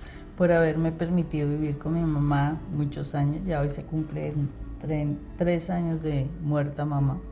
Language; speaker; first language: Spanish; native; Spanish